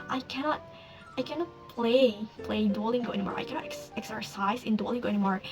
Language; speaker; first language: English; non-native, learner; Indonesian